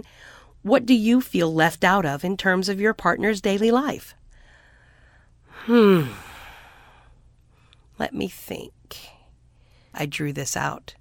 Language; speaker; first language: English; native; English